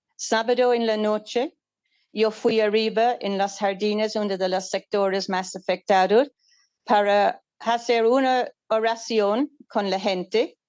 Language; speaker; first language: Spanish; non-native, fluent; English